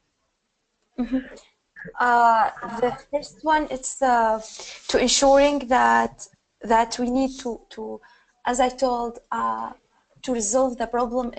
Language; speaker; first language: English; non-native, learner; Arabic